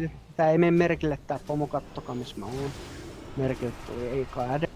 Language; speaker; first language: Finnish; native; Finnish